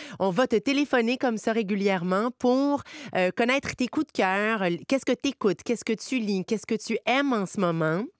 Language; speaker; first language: French; native; French